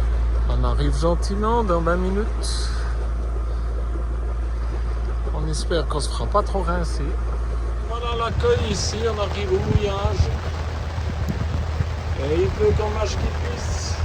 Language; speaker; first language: French; native; French